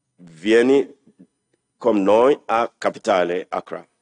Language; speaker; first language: Italian; non-native, learner; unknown